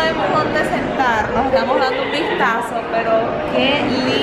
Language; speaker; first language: Spanish; native; Spanish